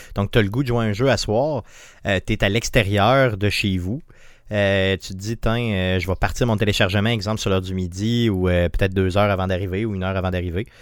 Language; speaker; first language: French; native; French